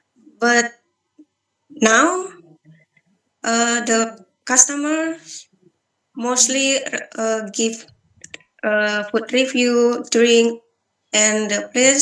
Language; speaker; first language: English; non-native, learner; Balinese